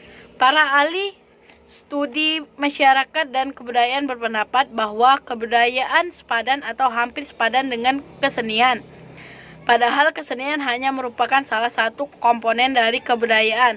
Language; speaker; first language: Indonesian; native; Indonesian